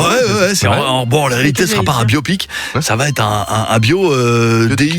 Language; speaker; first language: French; native; French